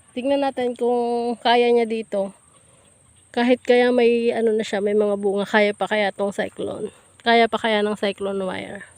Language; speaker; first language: Filipino; native; Filipino